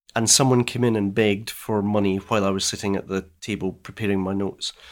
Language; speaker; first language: English; native; English